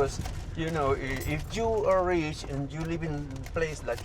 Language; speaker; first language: English; non-native, fluent; Spanish